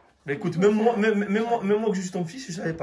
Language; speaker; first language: French; native; French